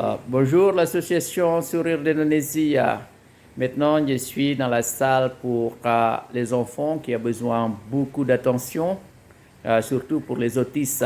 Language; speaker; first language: French; non-native, fluent; Indonesian